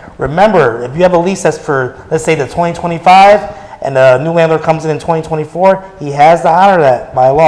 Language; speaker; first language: English; native; English